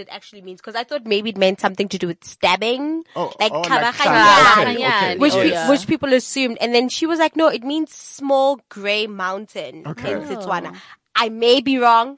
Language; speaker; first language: English; non-native, local second language; Tswana